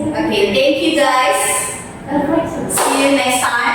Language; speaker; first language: English; non-native, fluent; Indonesian